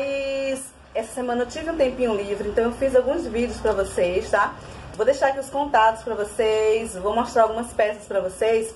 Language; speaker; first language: Portuguese; native; Portuguese